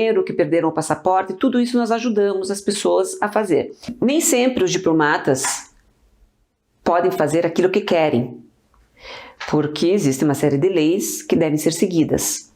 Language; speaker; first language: Portuguese; early bilingual, other home language; Spanish